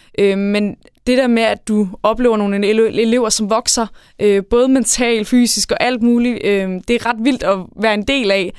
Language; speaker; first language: Danish; native; Danish